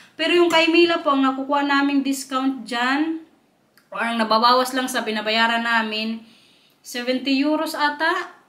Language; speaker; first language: Filipino; non-native, local second language; Waray